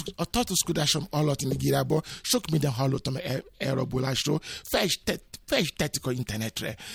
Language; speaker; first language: Hungarian; non-native, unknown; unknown